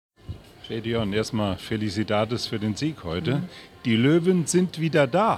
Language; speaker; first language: German; native; German